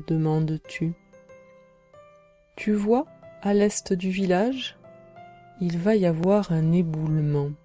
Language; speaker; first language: French; native; French